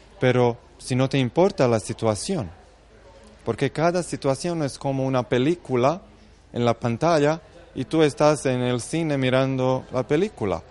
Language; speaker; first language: Spanish; non-native, fluent; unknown